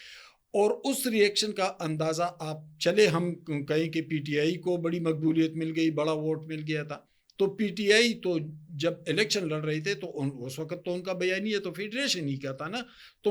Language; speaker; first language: Urdu; native; Urdu